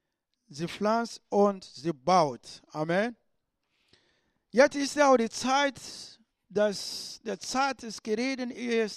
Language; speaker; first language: German; non-native, learner; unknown